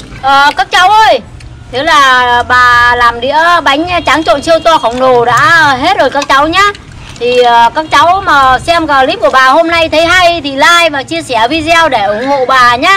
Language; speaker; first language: Vietnamese; native; Vietnamese